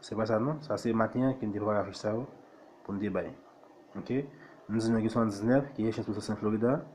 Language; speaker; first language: French; non-native, local second language; Haitian Creole